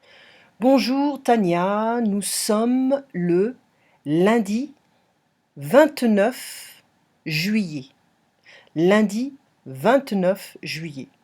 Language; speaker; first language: French; non-native, fluent; English